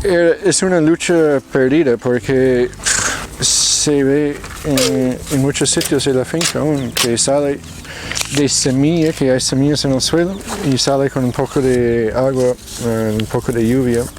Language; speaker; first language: Spanish; non-native, fluent; English